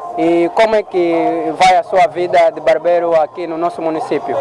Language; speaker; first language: Portuguese; native; Portuguese